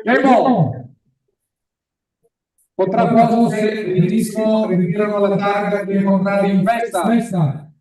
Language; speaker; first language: Italian; native; Italian